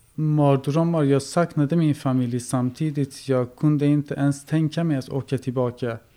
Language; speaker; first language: Swedish; non-native, fluent; Persian